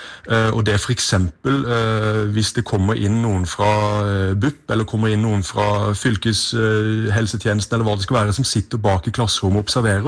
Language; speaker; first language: Norwegian; native; Norwegian